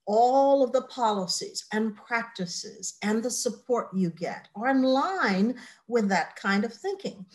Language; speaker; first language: English; native; English